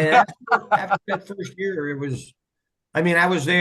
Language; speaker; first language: English; native; English